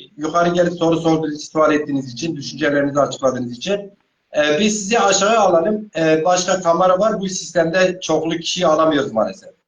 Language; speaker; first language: Turkish; non-native, local second language; Zaza